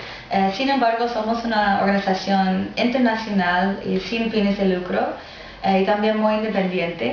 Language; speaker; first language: Spanish; non-native, fluent; English